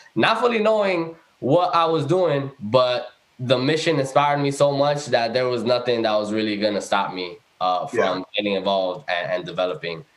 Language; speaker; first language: English; early bilingual, other home language; Spanish